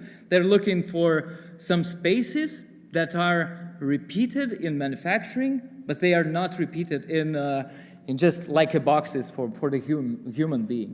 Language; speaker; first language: English; non-native, fluent; Lithuanian